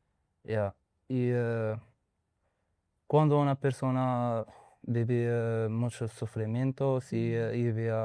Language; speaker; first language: Spanish; non-native, learner; Arabic